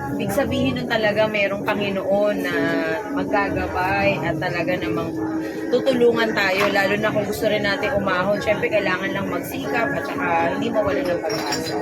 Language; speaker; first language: Filipino; non-native, local second language; Waray